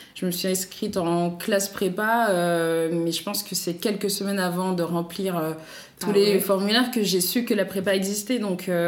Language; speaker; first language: French; native; French